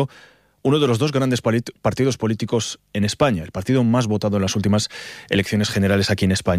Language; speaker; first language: Spanish; native; Spanish